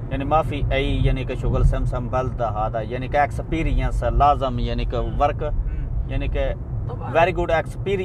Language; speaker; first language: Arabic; non-native, learner; Punjabi